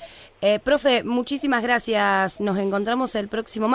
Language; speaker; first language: Spanish; native; Spanish